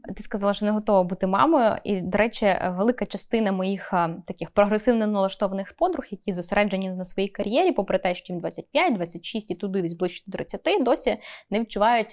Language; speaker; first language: Ukrainian; native; Ukrainian